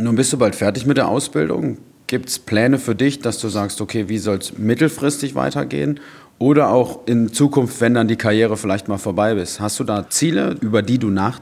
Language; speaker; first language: German; native; German